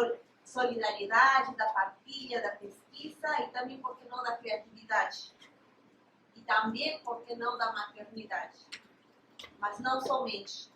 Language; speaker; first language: Portuguese; non-native, fluent; Spanish